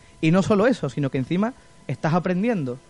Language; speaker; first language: Spanish; native; Spanish